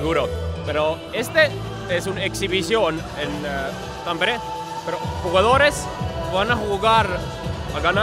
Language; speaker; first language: Spanish; non-native, learner; Finnish